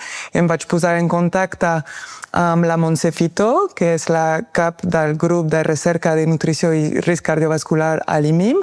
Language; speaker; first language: Catalan; non-native, fluent; French